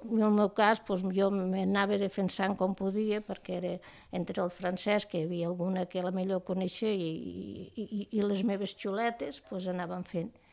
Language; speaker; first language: Catalan; native; Catalan